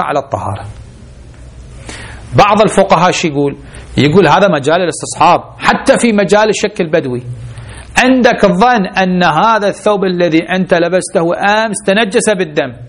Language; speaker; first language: Arabic; native; Arabic